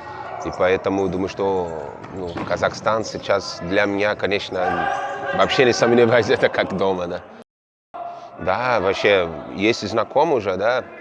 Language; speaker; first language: Russian; non-native, learner; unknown